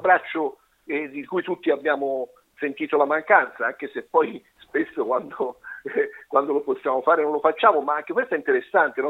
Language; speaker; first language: Italian; native; Italian